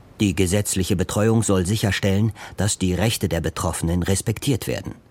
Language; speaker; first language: German; native; German